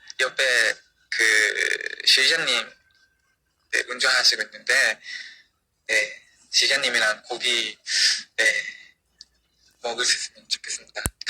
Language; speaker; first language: Korean; non-native, fluent; Japanese